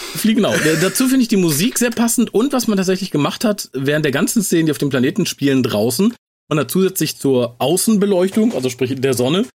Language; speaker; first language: German; native; German